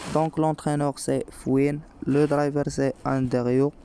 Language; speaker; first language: French; non-native, local second language; Arabic